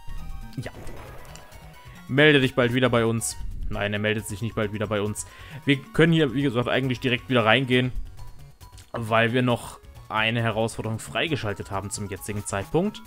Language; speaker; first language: German; native; German